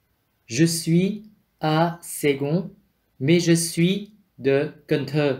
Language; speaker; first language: French; non-native, fluent; Vietnamese